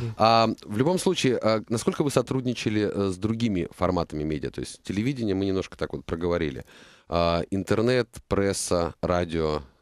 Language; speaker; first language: Russian; native; Russian